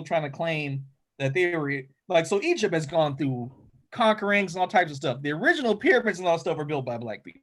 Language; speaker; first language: English; native; English